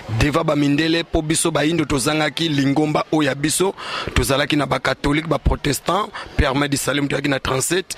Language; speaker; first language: Lingala; non-native, local second language; Kongo